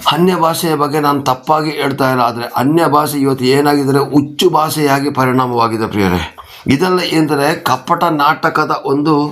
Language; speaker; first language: Kannada; non-native, local second language; Kodava